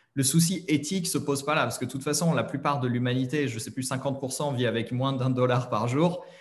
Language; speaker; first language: French; native; French